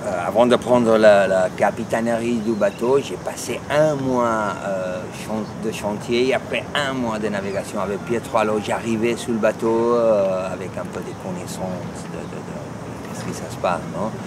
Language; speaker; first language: French; non-native, fluent; Spanish